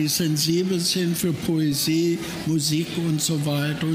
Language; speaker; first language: German; native; German